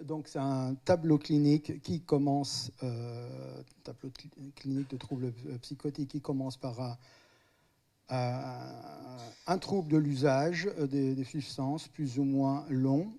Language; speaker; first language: French; native; French